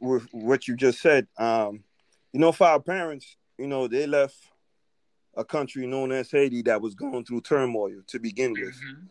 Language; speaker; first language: English; native; English